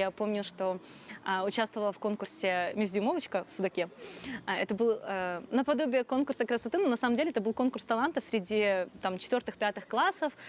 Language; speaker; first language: Russian; non-native, local second language; Crimean Tatar